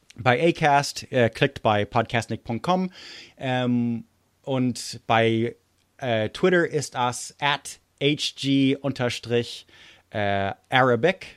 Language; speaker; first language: German; non-native, fluent; English